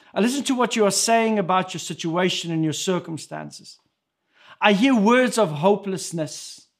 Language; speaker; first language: English; non-native, local second language; Afrikaans